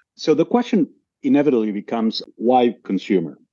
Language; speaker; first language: English; non-native, fluent; Spanish